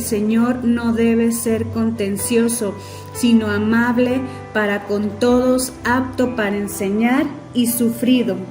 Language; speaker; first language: Spanish; native; Spanish